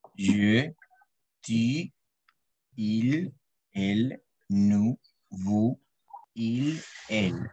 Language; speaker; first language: French; non-native, learner; Spanish